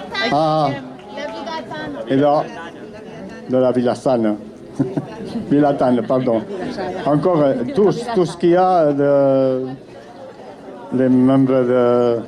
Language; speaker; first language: French; non-native, learner; Catalan